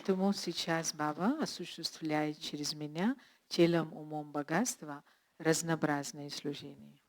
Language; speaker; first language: Russian; non-native, learner; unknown